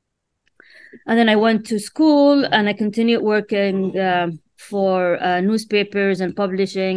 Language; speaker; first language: English; non-native, fluent; Arabic